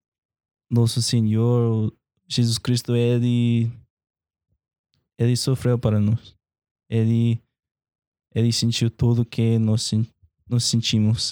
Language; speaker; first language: Portuguese; non-native, learner; English